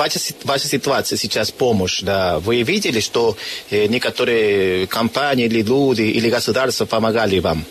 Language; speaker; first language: Russian; non-native, learner; Spanish